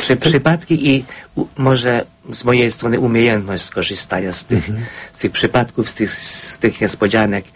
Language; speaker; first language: Polish; non-native, fluent; Hungarian